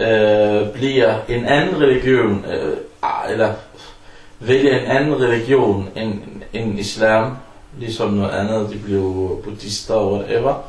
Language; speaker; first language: Danish; early bilingual, other home language; Arabic